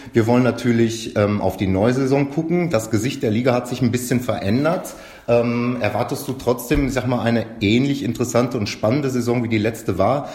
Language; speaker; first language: German; native; German